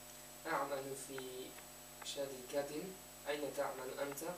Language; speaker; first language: Arabic; non-native, learner; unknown